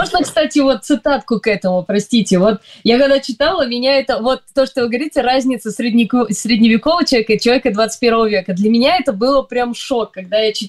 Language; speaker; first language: Russian; native; Russian